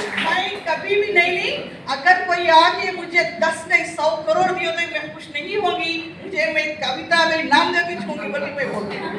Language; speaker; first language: Hindi; non-native, local second language; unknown